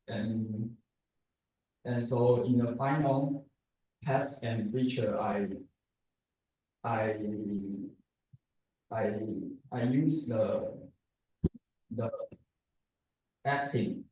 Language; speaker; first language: English; non-native, learner; Chinese